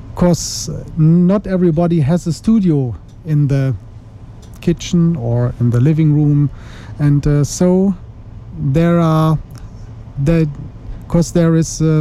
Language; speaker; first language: English; non-native, learner; German